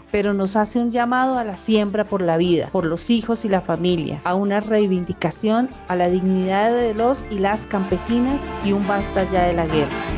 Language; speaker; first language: Spanish; native; Spanish